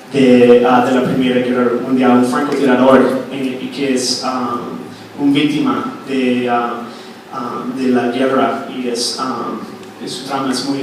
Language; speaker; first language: Spanish; non-native, fluent; English